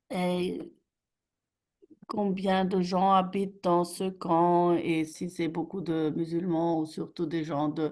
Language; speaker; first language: French; non-native, fluent; German